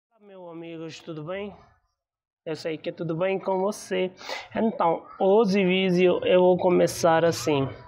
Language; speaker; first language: Portuguese; non-native, learner; Hindi